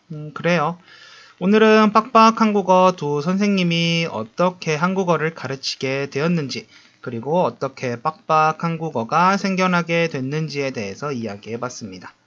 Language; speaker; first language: Korean; native; Korean